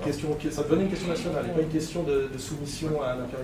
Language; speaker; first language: French; native; French